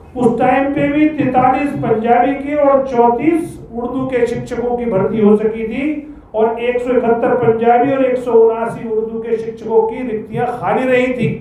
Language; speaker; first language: Hindi; native; Hindi